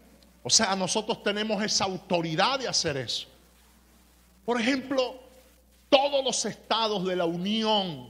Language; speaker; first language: Spanish; native; Spanish